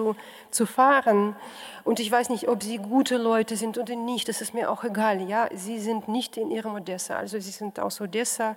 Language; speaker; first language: German; non-native, fluent; Russian